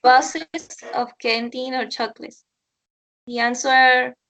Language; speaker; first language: English; non-native, learner; Spanish